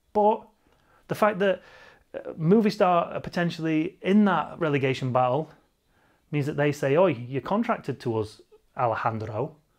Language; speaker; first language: English; native; English